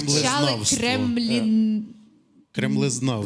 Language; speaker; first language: Ukrainian; native; Ukrainian